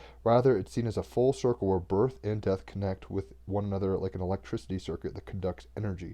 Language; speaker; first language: English; native; English